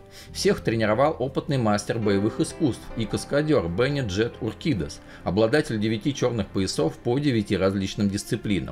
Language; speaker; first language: Russian; native; Russian